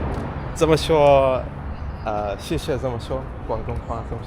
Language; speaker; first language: Chinese; non-native, learner; English